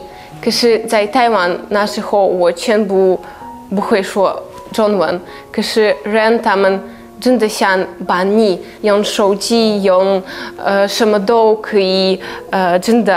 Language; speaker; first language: Chinese; non-native, fluent; Russian